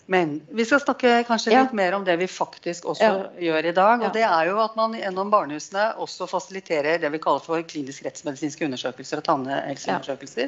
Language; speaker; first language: Norwegian; native; Norwegian